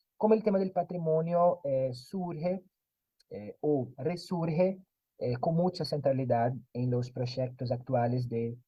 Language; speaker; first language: Spanish; non-native, fluent; Portuguese